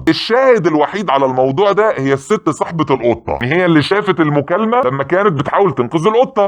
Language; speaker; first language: Arabic; native; Arabic